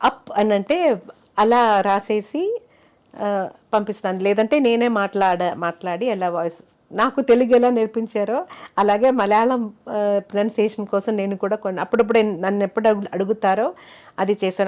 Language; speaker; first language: Telugu; non-native, local second language; Malayalam